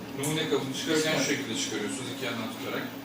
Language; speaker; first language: Turkish; native; Turkish